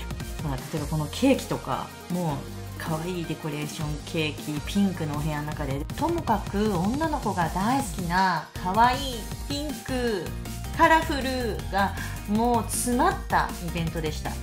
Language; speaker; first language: Japanese; native; Japanese